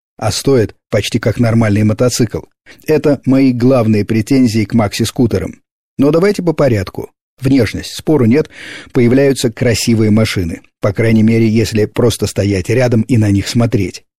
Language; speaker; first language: Russian; native; Russian